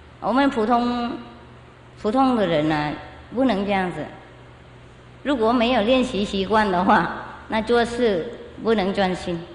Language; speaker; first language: Chinese; non-native, fluent; Vietnamese